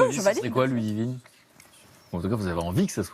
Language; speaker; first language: French; native; French